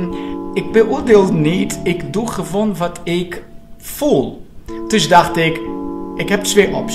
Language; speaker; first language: Dutch; non-native, fluent; Portuguese